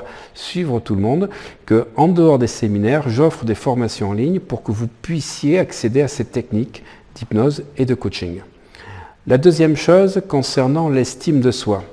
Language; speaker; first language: French; native; French